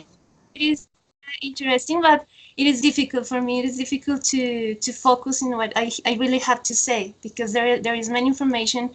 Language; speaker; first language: English; non-native, fluent; Spanish